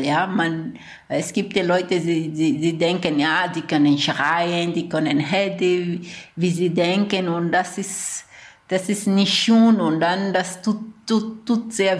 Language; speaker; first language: German; non-native, learner; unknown